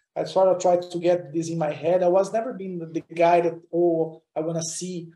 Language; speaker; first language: English; non-native, fluent; Portuguese